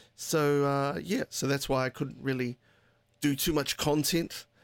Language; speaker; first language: English; native; English